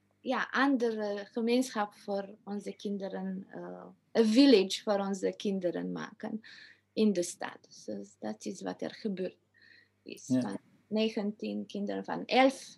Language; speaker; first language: Dutch; non-native, fluent; Romanian